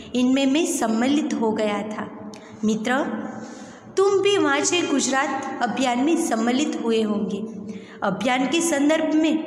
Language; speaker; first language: Hindi; non-native, local second language; Gujarati